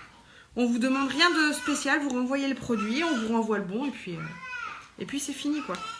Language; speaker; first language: French; native; French